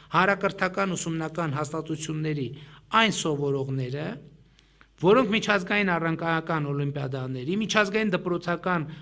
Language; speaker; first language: Armenian; native; Armenian